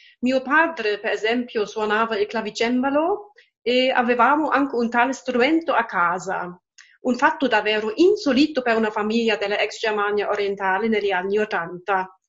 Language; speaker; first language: Italian; non-native, fluent; German